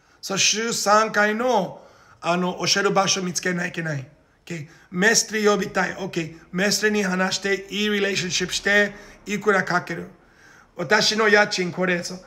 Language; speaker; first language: Japanese; non-native, learner; Portuguese